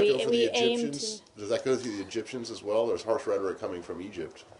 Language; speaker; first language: English; native; English